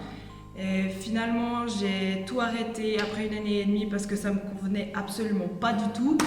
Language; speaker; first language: French; native; French